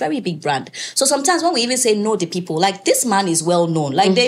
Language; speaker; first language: English; native; English